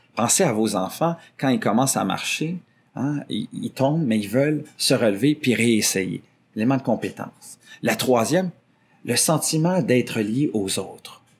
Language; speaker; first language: French; native; French